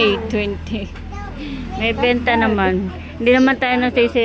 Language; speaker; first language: Filipino; native; Filipino